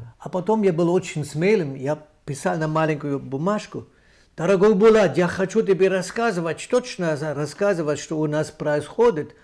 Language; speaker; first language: Russian; non-native, fluent; German